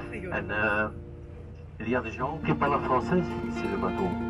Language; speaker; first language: French; non-native, learner; Dutch